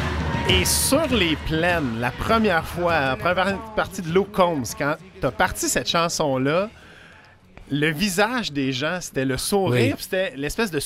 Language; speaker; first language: French; native; French